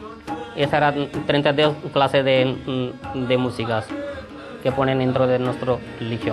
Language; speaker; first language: Spanish; non-native, learner; Punjabi